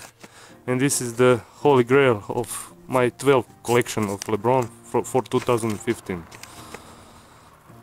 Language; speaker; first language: English; non-native, learner; Croatian